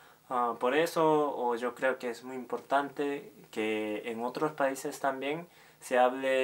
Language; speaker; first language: Spanish; non-native, fluent; Japanese